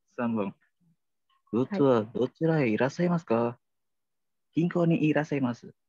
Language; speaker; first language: Japanese; non-native, learner; Indonesian